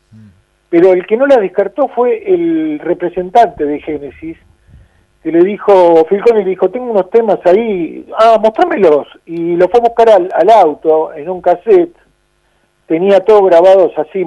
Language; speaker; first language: Spanish; native; Spanish